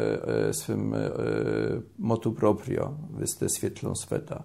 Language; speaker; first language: Czech; non-native, learner; Polish